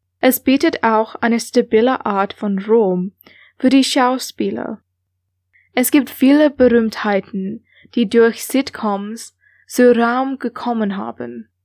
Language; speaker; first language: German; non-native, learner; English